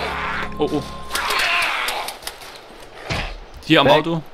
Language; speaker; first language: German; native; German